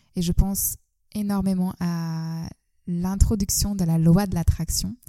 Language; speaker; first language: French; non-native, fluent; Turkish